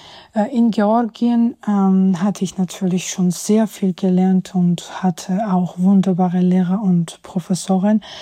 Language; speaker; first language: German; non-native, fluent; Georgian